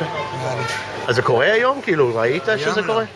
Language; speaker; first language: Hebrew; non-native, fluent; English